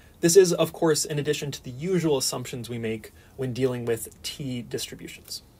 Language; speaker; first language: English; native; English